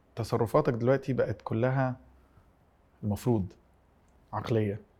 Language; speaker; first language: Arabic; early bilingual, heritage; Arabic